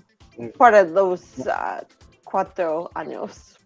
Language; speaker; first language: Spanish; non-native, learner; English